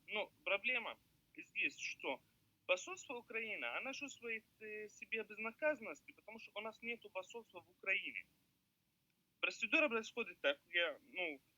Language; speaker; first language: Russian; non-native, learner; Arabic